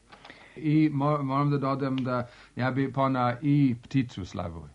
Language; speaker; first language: Serbian; non-native, fluent; English